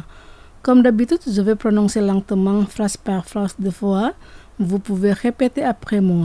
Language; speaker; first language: French; non-native, fluent; Indonesian